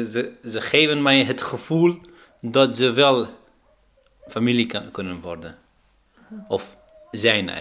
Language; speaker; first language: Dutch; non-native, fluent; Arabic